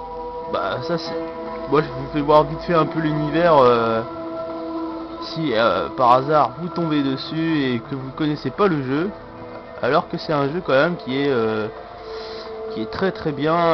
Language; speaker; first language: French; native; French